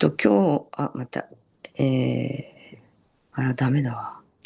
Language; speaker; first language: Japanese; native; Japanese